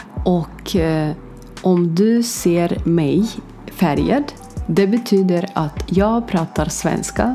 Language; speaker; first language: Swedish; non-native, learner; Ukrainian